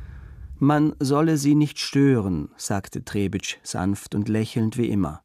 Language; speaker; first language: German; native; German